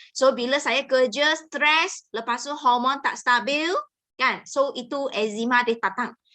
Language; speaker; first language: Malay; non-native, local second language; Chinese